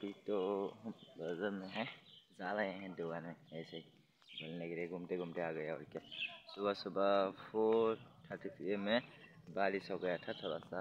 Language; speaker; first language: Hindi; non-native, local second language; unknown